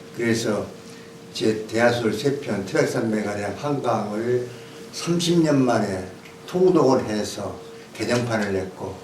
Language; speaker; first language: Korean; native; Korean